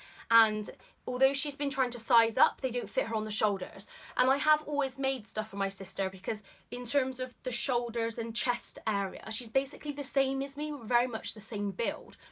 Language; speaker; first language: English; native; English